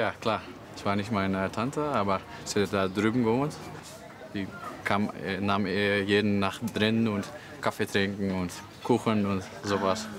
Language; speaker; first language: German; non-native, learner; Dutch